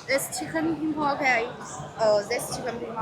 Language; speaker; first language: English; non-native, learner; Chinese